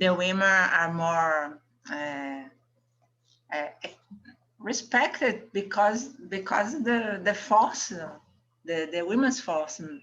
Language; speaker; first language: English; non-native, learner; Portuguese